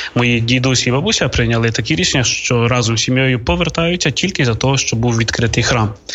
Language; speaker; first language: Ukrainian; native; Ukrainian